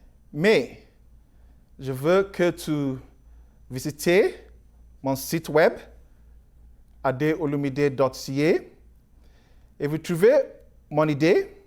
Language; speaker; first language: French; non-native, learner; English